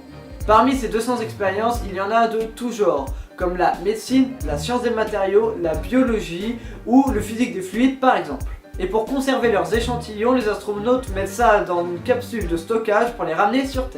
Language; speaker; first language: French; native; French